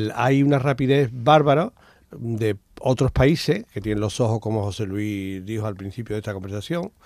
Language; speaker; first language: Spanish; native; Spanish